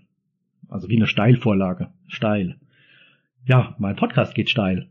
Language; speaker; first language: German; native; German